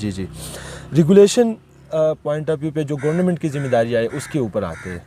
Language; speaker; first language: Urdu; non-native, local second language; Pashto